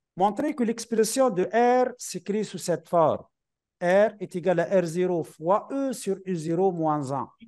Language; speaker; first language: French; non-native, local second language; Arabic